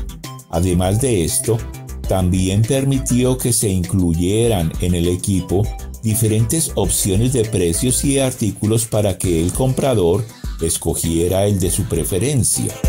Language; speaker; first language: Spanish; native; Spanish